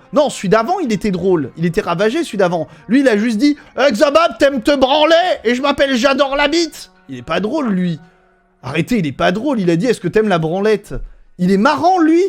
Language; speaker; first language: French; native; French